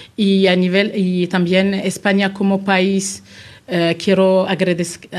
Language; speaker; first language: Spanish; non-native, fluent; Arabic